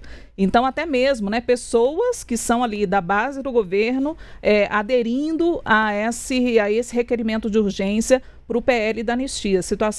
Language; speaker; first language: Portuguese; native; Portuguese